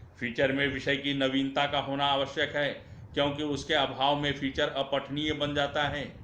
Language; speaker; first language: Hindi; non-native, local second language; Marathi